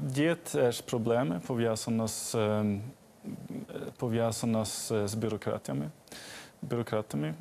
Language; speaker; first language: Ukrainian; non-native, fluent; Swedish